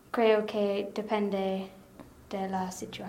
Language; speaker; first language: Spanish; non-native, learner; English